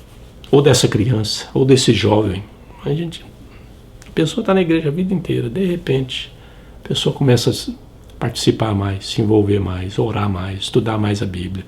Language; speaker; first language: Portuguese; native; Portuguese